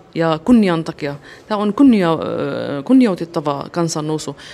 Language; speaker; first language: Finnish; non-native, fluent; Arabic